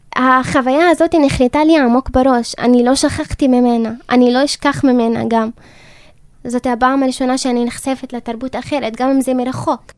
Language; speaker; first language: Hebrew; non-native, local second language; Arabic